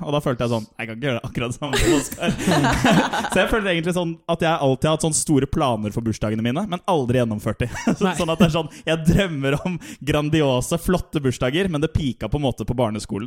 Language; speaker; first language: Norwegian; native; Norwegian